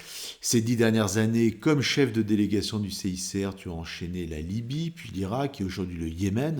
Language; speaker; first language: French; native; French